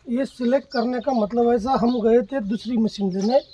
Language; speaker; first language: Hindi; non-native, local second language; Marathi